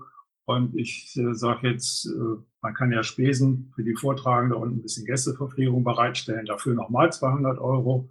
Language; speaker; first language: German; native; German